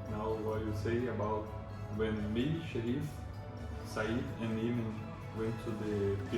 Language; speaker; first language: English; non-native, learner; Portuguese